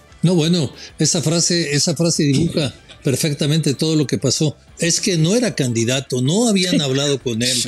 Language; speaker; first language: Spanish; native; Spanish